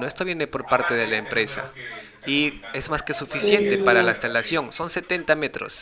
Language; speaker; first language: Spanish; native; Spanish